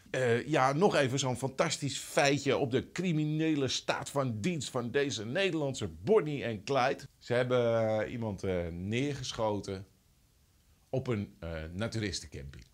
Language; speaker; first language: Dutch; native; Dutch